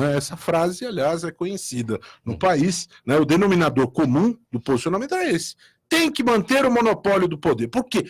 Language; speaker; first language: Portuguese; native; Portuguese